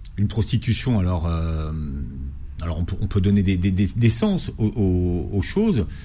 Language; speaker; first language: French; native; French